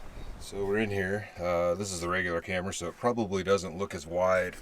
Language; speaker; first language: English; native; English